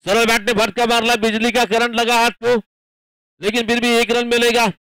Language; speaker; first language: Hindi; non-native, local second language; Marathi